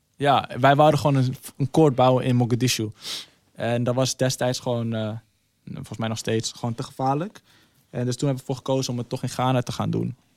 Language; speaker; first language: Dutch; early bilingual, other home language; Somali